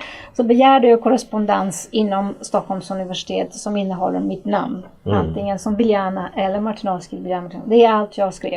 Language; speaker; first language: Swedish; non-native, fluent; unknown